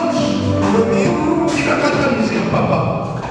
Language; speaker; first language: Portuguese; non-native, learner; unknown